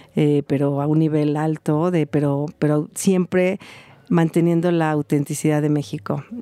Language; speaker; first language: Spanish; native; Spanish